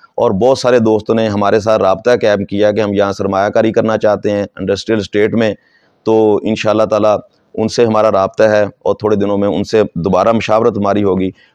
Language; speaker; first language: Urdu; non-native, local second language; Saraiki